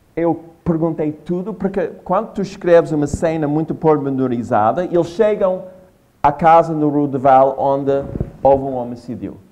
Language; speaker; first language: Portuguese; non-native, fluent; English